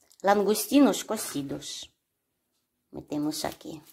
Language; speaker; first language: Spanish; non-native, learner; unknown